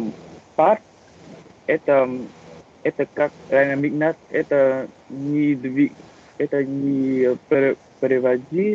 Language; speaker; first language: Russian; non-native, learner; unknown